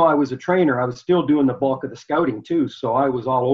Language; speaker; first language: English; native; English